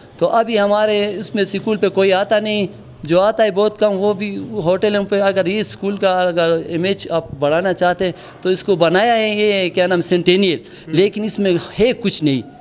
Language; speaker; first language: Urdu; non-native, local second language; Khowar